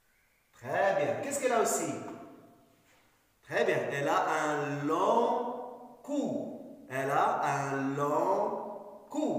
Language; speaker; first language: French; non-native, local second language; Arabic